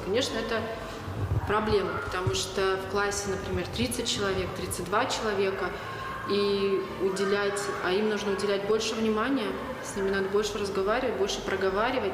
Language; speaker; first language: Russian; native; Russian